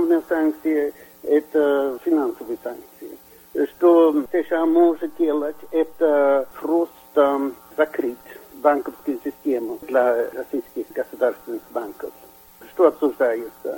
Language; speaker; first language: Russian; non-native, fluent; Swedish